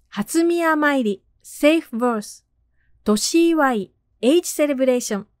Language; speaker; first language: English; non-native, fluent; Japanese